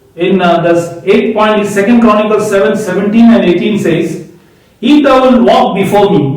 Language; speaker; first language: English; non-native, local second language; Hindi